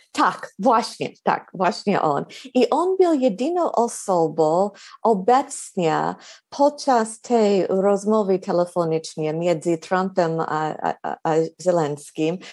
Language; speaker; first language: Polish; non-native, fluent; English